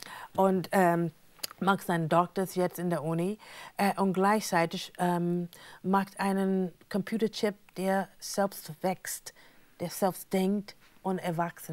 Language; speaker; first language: German; non-native, fluent; English